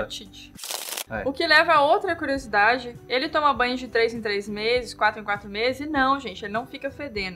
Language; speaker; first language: Portuguese; native; Portuguese